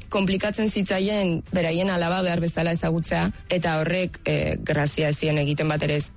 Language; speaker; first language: Basque; early bilingual, other home language; Bulgarian